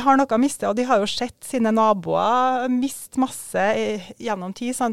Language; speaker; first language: Norwegian; native; Norwegian